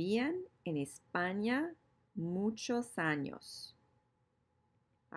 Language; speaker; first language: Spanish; non-native, fluent; English